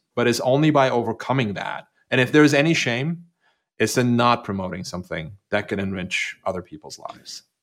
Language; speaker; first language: English; non-native, fluent; Turkish